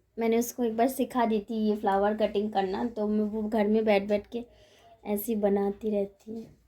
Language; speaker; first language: Hindi; non-native, local second language; Bangla